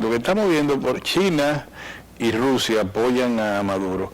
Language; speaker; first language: Spanish; native; Spanish